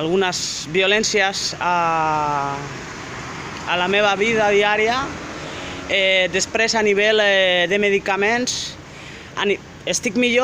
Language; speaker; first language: Catalan; non-native, fluent; French